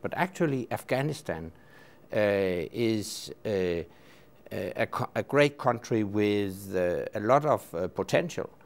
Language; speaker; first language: English; non-native, fluent; Danish